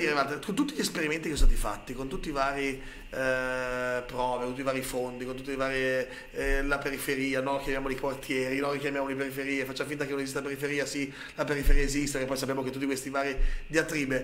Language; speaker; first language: Italian; native; Italian